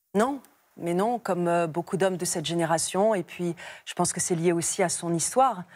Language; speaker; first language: French; native; French